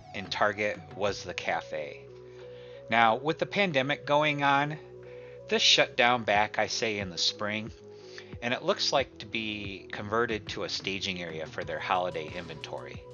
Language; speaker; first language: English; native; English